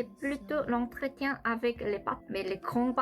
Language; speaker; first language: French; non-native, learner; Korean